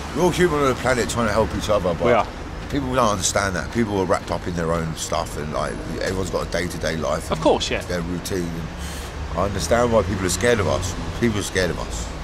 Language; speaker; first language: English; native; English